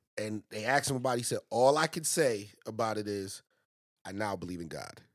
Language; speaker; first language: English; native; English